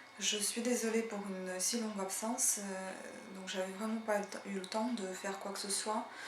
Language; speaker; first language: French; non-native, fluent; Russian